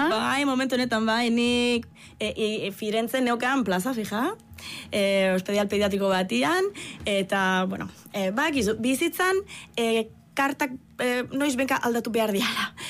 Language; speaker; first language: Basque; non-native, fluent; Italian